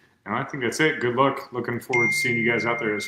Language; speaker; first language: English; native; English